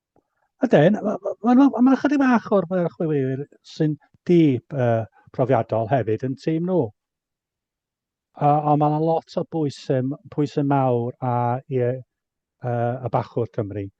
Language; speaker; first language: Welsh; non-native, fluent; English